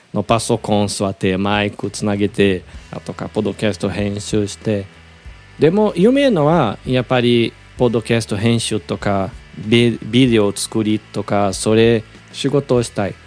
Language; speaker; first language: Japanese; non-native, learner; Portuguese